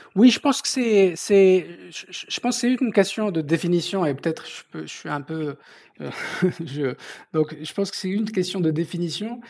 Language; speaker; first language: French; non-native, local second language; Berber languages